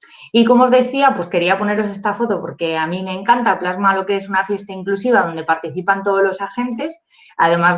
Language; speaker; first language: Spanish; native; Spanish